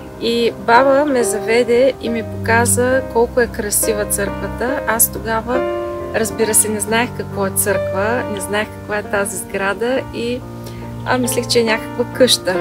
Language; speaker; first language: Bulgarian; native; Bulgarian